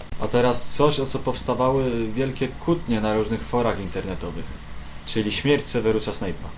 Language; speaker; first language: Polish; native; Polish